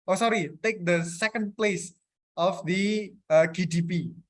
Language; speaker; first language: English; non-native, fluent; Indonesian